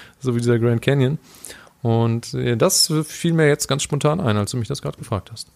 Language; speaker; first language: German; native; German